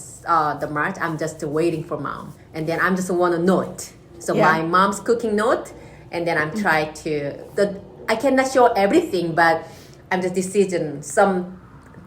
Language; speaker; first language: English; non-native, learner; Korean